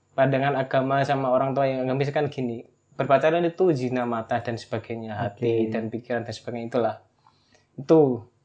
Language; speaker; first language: Indonesian; non-native, local second language; Javanese